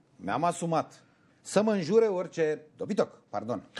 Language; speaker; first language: Romanian; native; Romanian